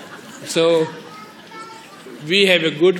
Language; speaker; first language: English; non-native, learner; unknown